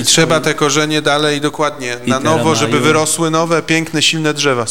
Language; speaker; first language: Polish; native; Polish